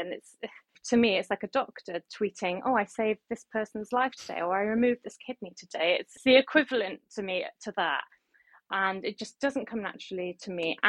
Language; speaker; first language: English; native; English